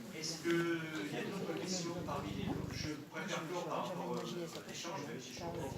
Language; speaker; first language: French; native; French